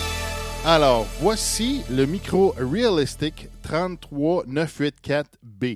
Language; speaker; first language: French; native; French